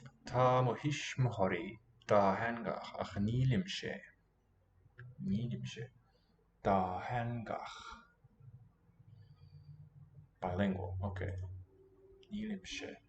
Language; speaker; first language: Irish; non-native, learner; English